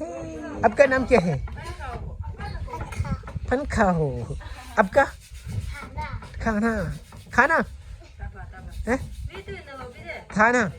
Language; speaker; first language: Hindi; non-native, local second language; Malayalam